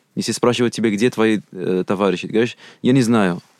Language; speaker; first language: Russian; non-native, fluent; Arabic